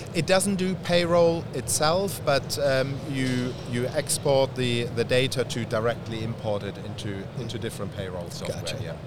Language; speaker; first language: English; non-native, fluent; German